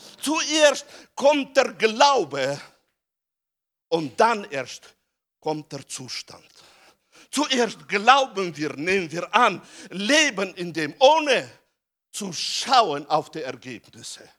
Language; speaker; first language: German; non-native, fluent; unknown